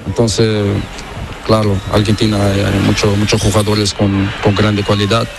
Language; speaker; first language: Spanish; non-native, learner; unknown